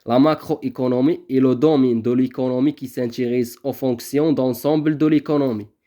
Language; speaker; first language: French; non-native, local second language; Arabic